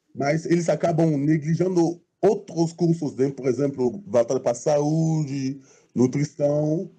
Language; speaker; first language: Portuguese; non-native, fluent; French